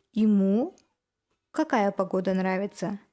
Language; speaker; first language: Russian; non-native, local second language; Kazakh